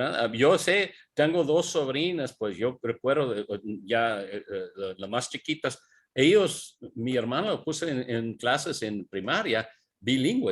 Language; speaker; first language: Spanish; non-native, fluent; English